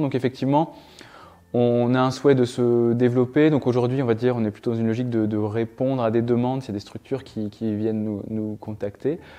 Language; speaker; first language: French; native; French